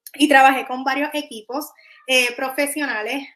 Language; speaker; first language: Spanish; native; Spanish